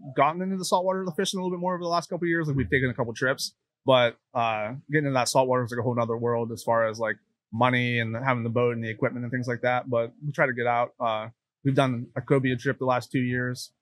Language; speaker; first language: English; native; English